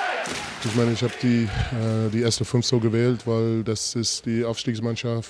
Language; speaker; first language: German; non-native, fluent; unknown